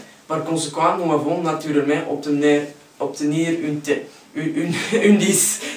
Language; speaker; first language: French; non-native, learner; English